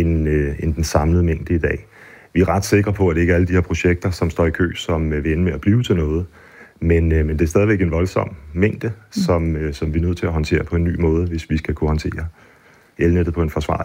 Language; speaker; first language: Danish; native; Danish